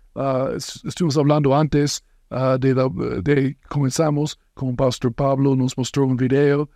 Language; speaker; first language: Spanish; non-native, fluent; English